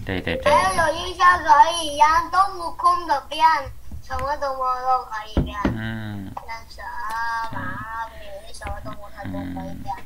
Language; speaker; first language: Chinese; early bilingual, heritage; Chinese